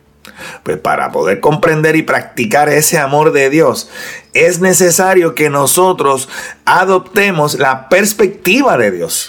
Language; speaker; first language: Spanish; native; Spanish